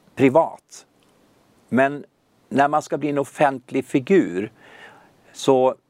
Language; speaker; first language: Swedish; native; Swedish